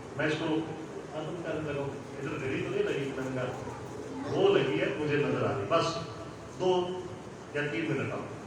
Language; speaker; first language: Urdu; non-native, local second language; Punjabi